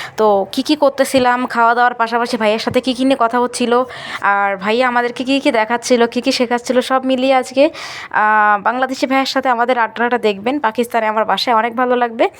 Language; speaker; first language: Bangla; native; Bangla